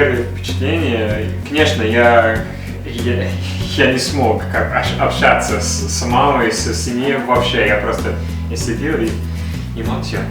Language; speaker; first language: Russian; non-native, learner; English